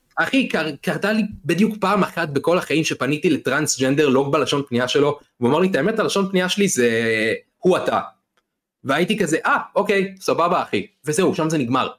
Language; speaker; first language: Hebrew; native; Hebrew